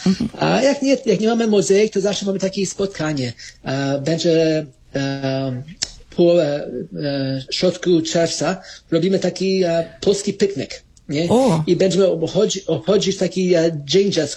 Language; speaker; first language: Polish; early bilingual, heritage; Polish